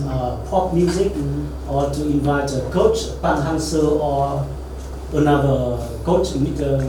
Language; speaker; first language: English; non-native, learner; Vietnamese